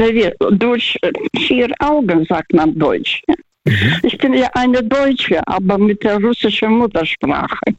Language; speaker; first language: German; non-native, fluent; Russian